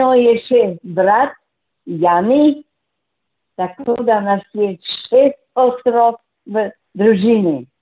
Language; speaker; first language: Slovenian; native; Slovenian